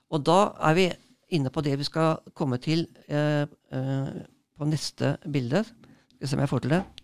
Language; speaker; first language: Norwegian; native; Norwegian